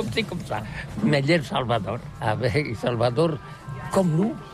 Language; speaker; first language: French; non-native, learner; Catalan